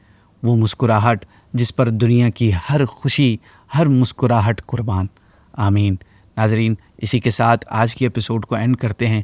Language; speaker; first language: Urdu; native; Urdu